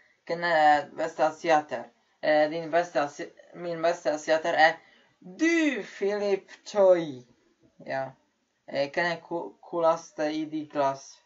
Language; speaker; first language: Norwegian; early bilingual, other home language; Polish